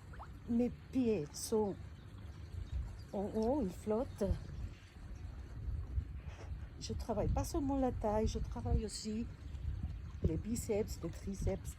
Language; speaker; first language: French; non-native, fluent; Spanish